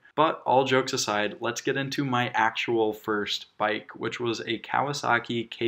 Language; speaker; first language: English; native; English